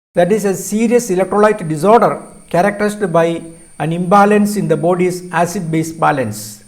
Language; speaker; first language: English; non-native, local second language; Malayalam